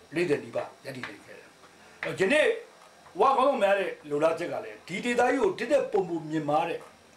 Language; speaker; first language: Burmese; non-native, local second language; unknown